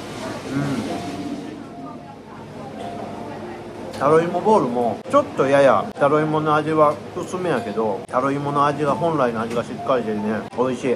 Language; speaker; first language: Japanese; native; Japanese